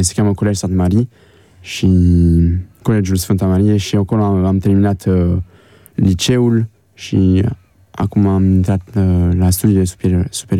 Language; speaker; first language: Romanian; early bilingual, heritage; Romanian